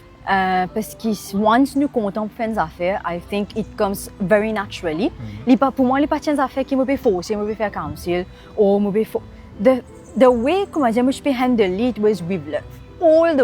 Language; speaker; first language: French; non-native, local second language; Morisyen